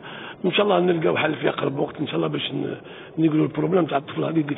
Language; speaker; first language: Arabic; native; Arabic